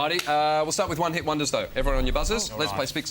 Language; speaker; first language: English; native; English